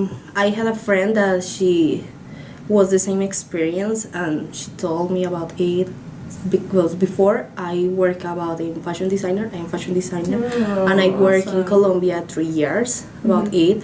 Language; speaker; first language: English; non-native, learner; Spanish